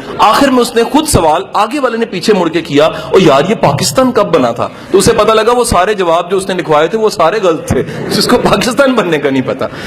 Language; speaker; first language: Urdu; non-native, local second language; Punjabi